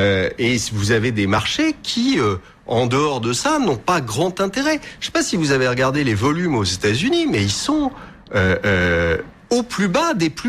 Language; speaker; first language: French; native; French